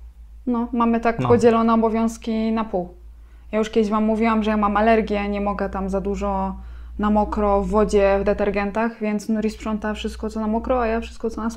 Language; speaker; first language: Polish; native; Polish